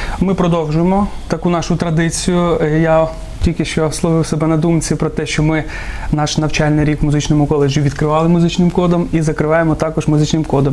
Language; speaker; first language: Ukrainian; non-native, local second language; Russian